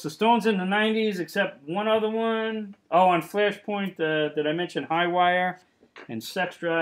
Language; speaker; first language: English; native; English